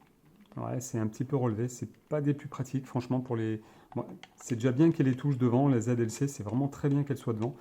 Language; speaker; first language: French; native; French